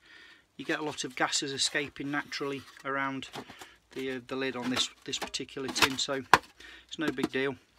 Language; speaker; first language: English; native; English